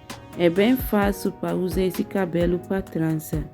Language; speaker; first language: Portuguese; non-native, learner; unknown